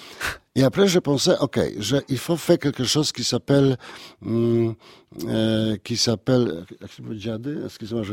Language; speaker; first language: French; non-native, learner; Polish